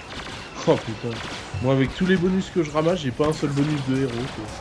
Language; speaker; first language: French; native; French